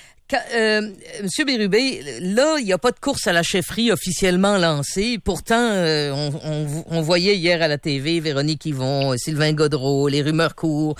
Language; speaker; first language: French; native; French